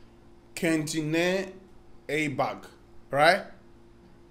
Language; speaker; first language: Turkish; non-native, learner; English